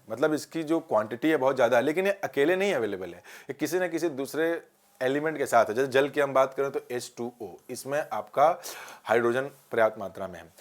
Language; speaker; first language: Hindi; native; Hindi